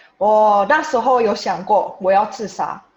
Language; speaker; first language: Chinese; non-native, fluent; Indonesian